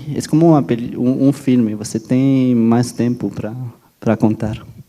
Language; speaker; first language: Portuguese; non-native, fluent; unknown